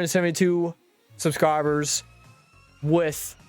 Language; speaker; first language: English; native; English